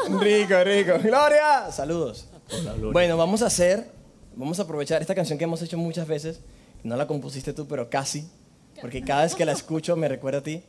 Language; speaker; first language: Spanish; native; Spanish